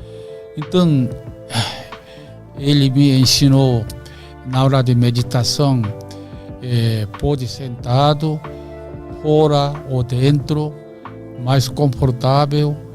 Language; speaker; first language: Portuguese; non-native, learner; Korean